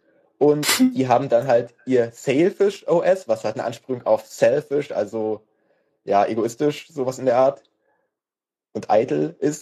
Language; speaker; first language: German; native; German